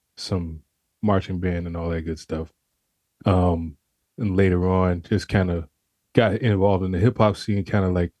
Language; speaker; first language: English; native; English